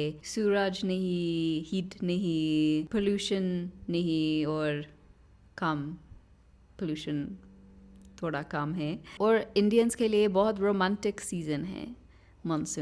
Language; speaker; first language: Hindi; non-native, learner; English